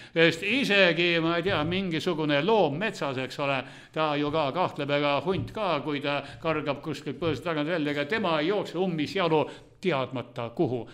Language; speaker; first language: Estonian; non-native, local second language; Russian